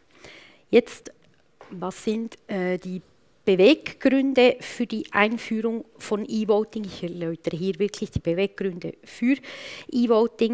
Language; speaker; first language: German; native; German